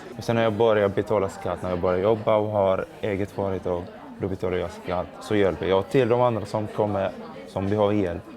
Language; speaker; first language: Swedish; non-native, fluent; Arabic